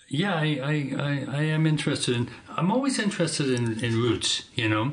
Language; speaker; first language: English; native; English